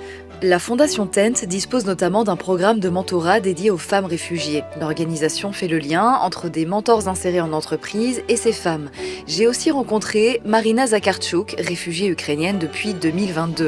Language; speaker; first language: French; native; French